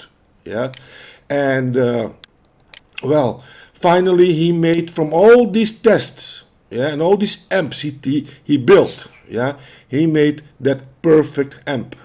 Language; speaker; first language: English; non-native, fluent; Dutch